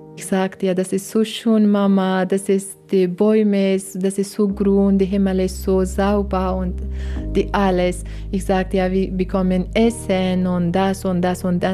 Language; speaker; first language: German; non-native, learner; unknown